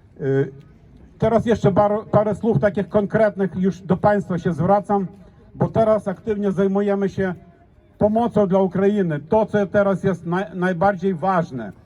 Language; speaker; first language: Polish; non-native, fluent; Ukrainian